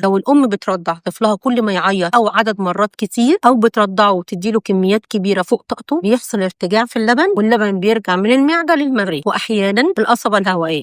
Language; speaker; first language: Arabic; native; Arabic